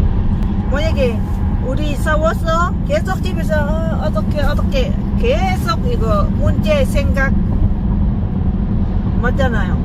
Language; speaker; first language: Korean; non-native, learner; Lao